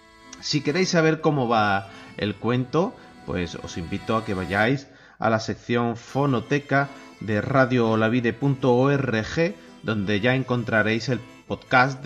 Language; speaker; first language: Spanish; native; Spanish